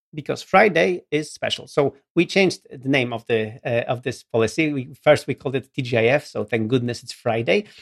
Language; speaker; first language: English; non-native, fluent; Polish